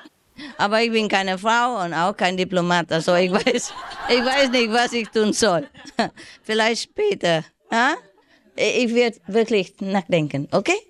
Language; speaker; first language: German; non-native, learner; Vietnamese